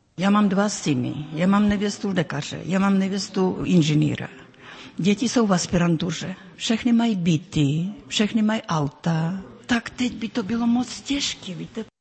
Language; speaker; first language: Czech; early bilingual, heritage; Czech